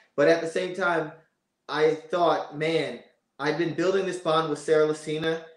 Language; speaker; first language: English; native; English